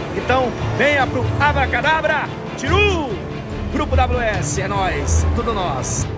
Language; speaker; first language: Portuguese; native; Portuguese